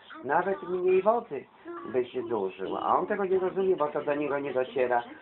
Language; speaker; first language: Polish; native; Polish